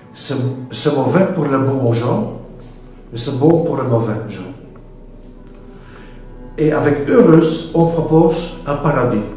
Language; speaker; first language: French; non-native, local second language; Dutch